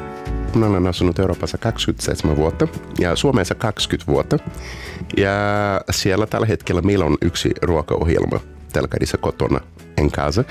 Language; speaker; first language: Finnish; non-native, learner; Portuguese